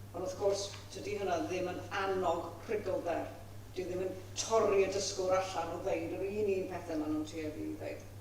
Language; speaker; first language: Welsh; non-native, fluent; English